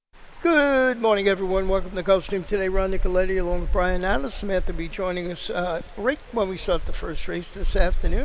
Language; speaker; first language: English; native; English